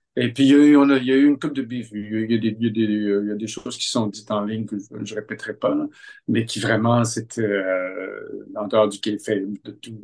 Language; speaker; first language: French; native; French